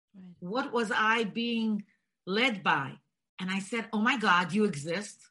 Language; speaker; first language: English; non-native, fluent; Bulgarian